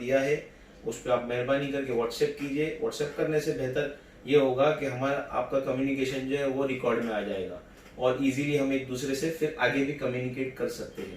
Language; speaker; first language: Hindi; native; Hindi